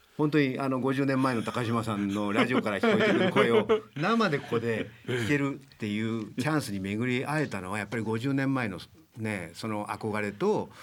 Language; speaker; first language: Japanese; native; Japanese